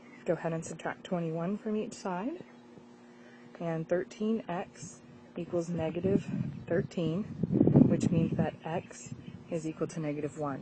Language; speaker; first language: English; native; English